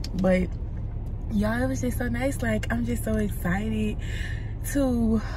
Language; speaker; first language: English; native; English